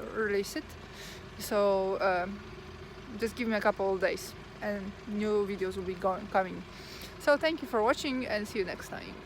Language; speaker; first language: English; non-native, fluent; Polish